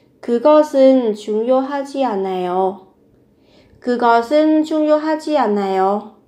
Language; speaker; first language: Korean; non-native, fluent; Vietnamese